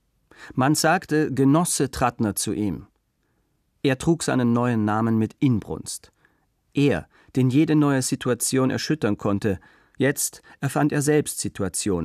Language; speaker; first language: German; native; German